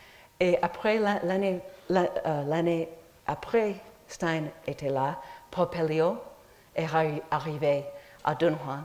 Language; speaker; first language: French; non-native, fluent; English